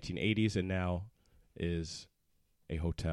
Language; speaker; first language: English; native; English